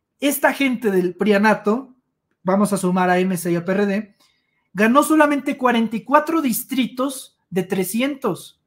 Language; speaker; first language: Spanish; native; Spanish